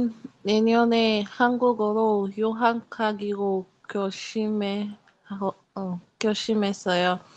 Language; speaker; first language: Korean; non-native, learner; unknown